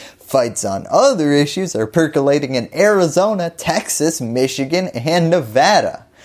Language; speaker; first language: English; native; English